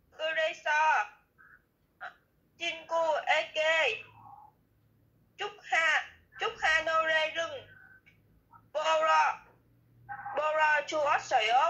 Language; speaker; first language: Korean; non-native, learner; Vietnamese